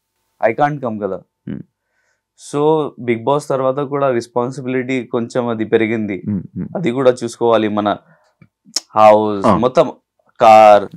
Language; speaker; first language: Telugu; non-native, learner; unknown